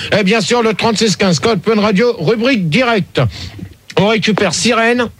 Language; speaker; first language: French; native; French